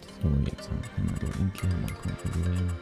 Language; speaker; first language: German; native; German